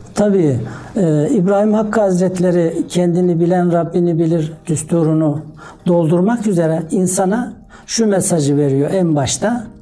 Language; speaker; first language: Turkish; native; Turkish